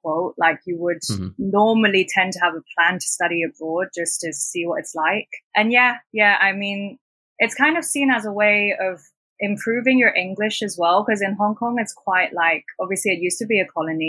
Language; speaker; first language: English; non-native, local second language; Cantonese